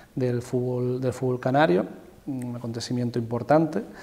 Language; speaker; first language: Spanish; native; Spanish